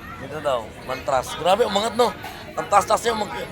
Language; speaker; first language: Filipino; native; Filipino